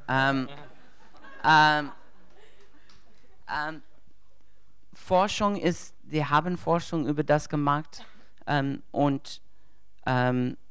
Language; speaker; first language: German; non-native, learner; English